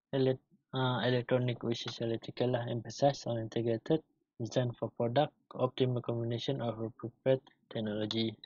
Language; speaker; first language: English; non-native, local second language; Malay